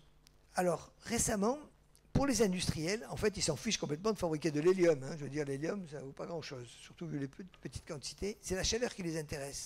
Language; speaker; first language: French; native; French